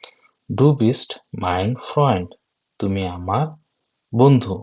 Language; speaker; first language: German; non-native, fluent; Bangla